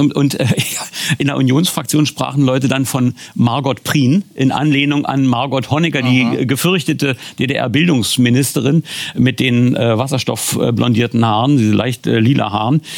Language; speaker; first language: German; native; German